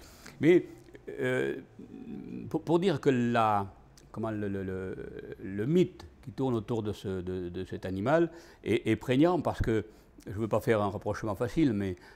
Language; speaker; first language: French; native; French